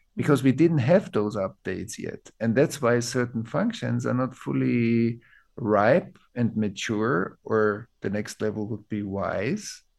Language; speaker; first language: English; non-native, fluent; German